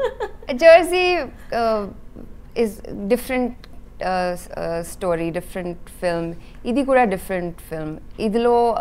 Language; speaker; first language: Telugu; non-native, learner; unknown